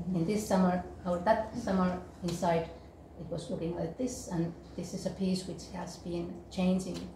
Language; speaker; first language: English; non-native, fluent; Finnish